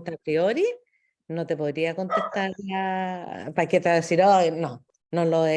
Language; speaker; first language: Spanish; native; Spanish